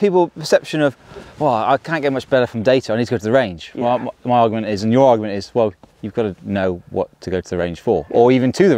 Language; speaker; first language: English; native; English